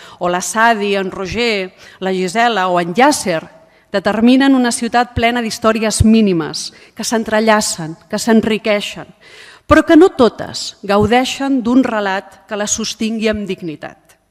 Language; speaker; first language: Catalan; non-native, local second language; Spanish